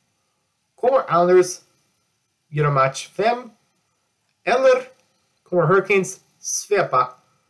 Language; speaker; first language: Swedish; non-native, learner; English